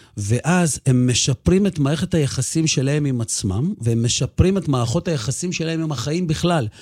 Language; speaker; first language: Hebrew; early bilingual, other home language; Russian